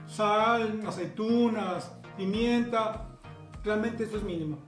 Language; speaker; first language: Spanish; native; Spanish